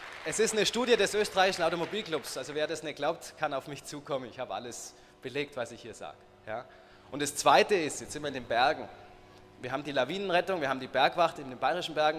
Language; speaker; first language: German; native; German